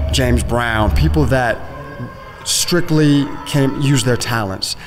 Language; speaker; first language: English; native; English